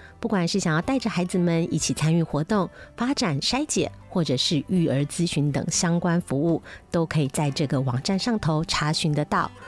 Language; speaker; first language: Chinese; native; Chinese